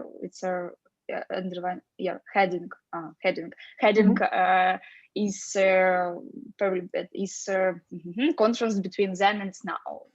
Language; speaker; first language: English; non-native, fluent; Russian